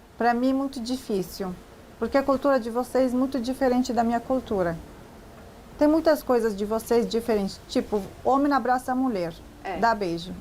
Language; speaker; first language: Portuguese; non-native, learner; Arabic